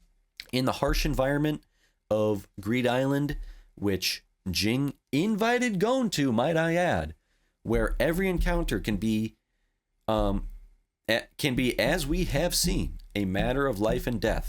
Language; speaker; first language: English; native; English